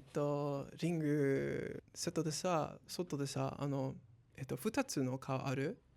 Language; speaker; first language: Japanese; non-native, learner; English